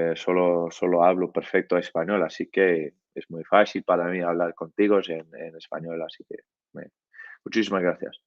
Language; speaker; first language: Spanish; non-native, learner; English